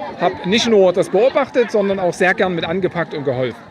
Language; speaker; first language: German; native; German